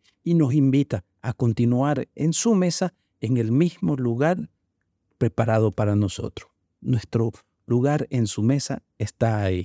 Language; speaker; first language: Spanish; native; Spanish